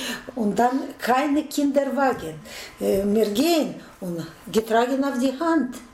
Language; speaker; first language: German; non-native, learner; Russian